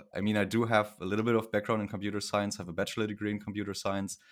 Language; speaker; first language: English; non-native, fluent; German